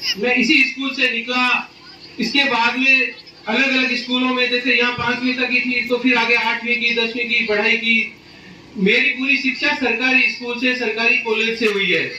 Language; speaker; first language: Hindi; native; Hindi